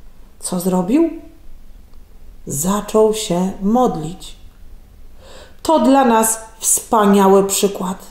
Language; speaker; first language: Polish; native; Polish